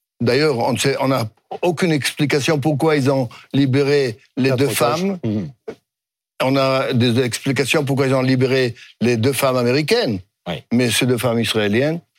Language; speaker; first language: French; non-native, fluent; Hebrew